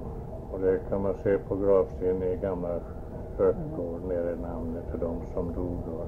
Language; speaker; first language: Swedish; early bilingual, heritage; Swedish